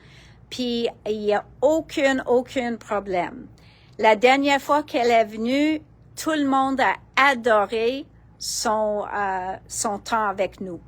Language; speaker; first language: French; non-native, local second language; English